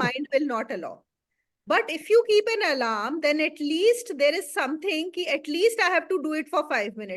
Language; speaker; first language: English; non-native, local second language; Hindi